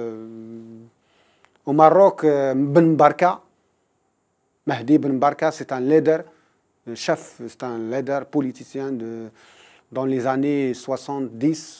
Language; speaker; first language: French; non-native, local second language; Arabic